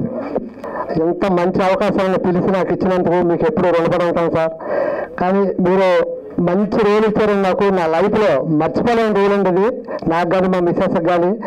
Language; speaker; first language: Telugu; native; Telugu